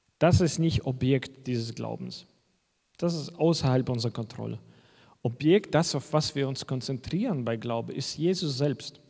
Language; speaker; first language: German; non-native, fluent; Russian